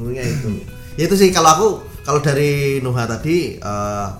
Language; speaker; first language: Indonesian; native; Indonesian